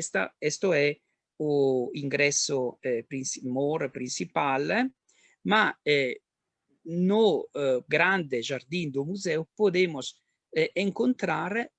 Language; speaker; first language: Portuguese; non-native, learner; Italian